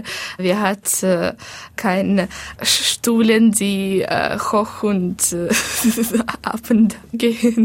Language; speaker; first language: German; non-native, learner; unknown